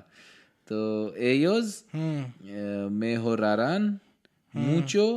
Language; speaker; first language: Spanish; non-native, learner; Hindi